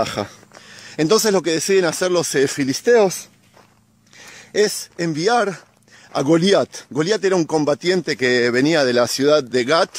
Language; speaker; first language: Spanish; native; Spanish